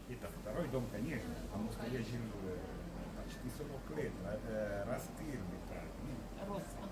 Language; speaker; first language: Russian; non-native, learner; Italian